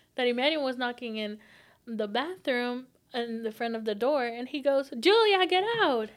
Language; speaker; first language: English; non-native, fluent; Portuguese